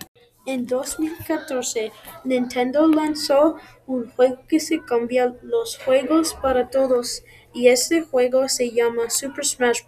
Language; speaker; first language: Spanish; non-native, learner; English